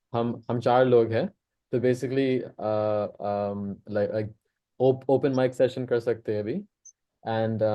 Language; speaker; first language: Hindi; non-native, local second language; English